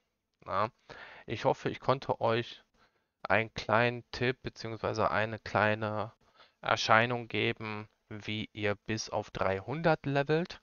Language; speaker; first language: German; native; German